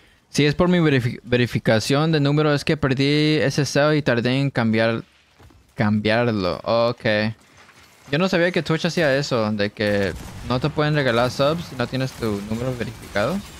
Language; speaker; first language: Spanish; early bilingual, other home language; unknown